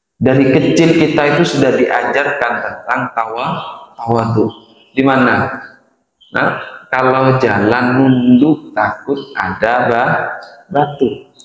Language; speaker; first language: Indonesian; non-native, local second language; Madurese